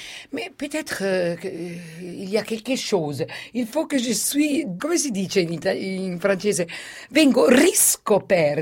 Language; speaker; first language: French; non-native, fluent; Italian